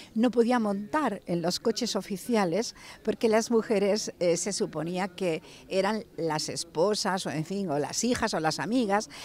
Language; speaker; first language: Spanish; native; Spanish